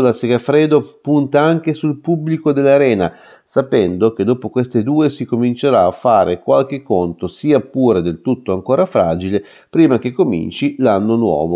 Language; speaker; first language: Italian; native; Italian